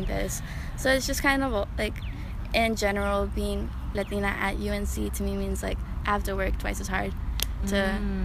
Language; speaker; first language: English; early bilingual, other home language; Spanish